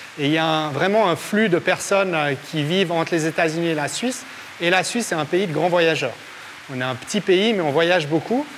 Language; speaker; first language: French; native; French